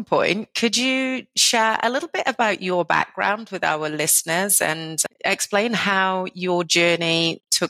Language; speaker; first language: English; native; English